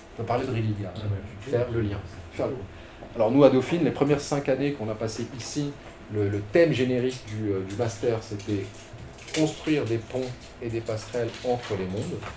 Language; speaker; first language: French; non-native, local second language; Arabic